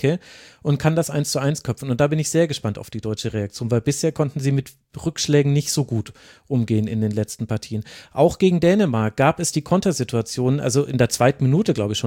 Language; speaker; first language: German; native; German